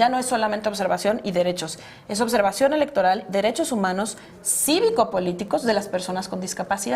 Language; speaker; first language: Spanish; native; Spanish